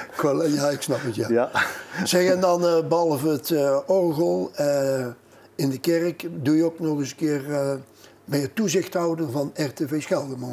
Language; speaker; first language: Dutch; native; Dutch